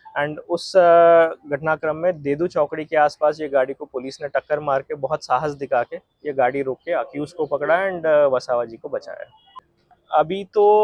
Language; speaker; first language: Hindi; non-native, local second language; Gujarati